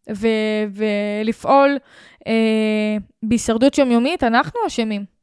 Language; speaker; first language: Hebrew; native; Hebrew